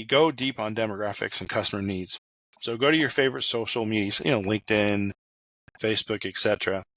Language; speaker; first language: English; native; English